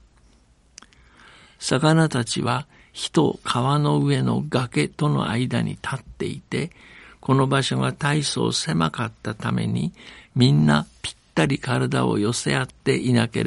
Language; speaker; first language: Japanese; native; Japanese